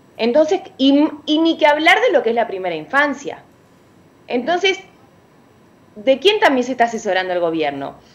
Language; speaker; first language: Spanish; native; Spanish